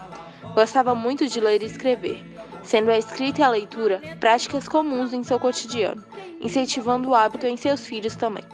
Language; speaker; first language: Portuguese; native; Portuguese